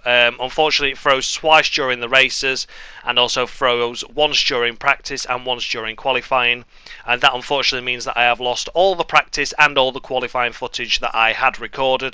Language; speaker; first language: English; native; English